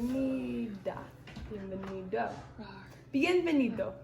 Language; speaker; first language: Spanish; non-native, learner; English